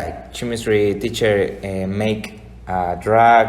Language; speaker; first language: English; non-native, learner; Spanish